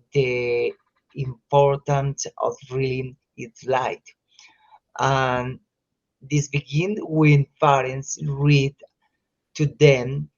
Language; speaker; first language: English; non-native, learner; Spanish